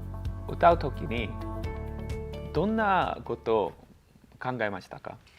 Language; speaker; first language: Japanese; non-native, learner; Korean